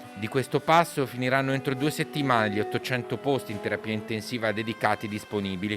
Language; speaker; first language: Italian; native; Italian